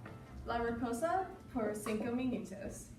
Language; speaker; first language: Spanish; non-native, learner; English